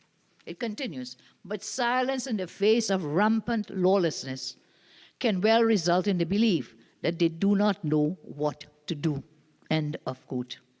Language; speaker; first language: English; native; English